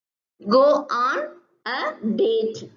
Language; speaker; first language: English; non-native, local second language; Tamil